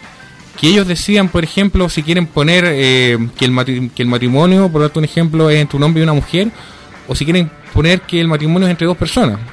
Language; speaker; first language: Spanish; native; Spanish